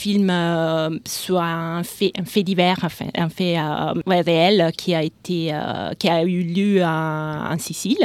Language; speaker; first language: French; non-native, fluent; Italian